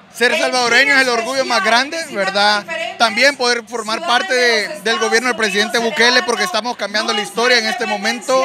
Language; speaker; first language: Spanish; native; Spanish